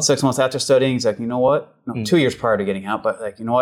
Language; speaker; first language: English; native; English